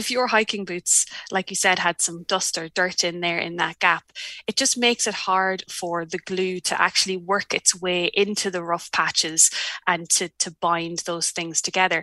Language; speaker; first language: English; native; English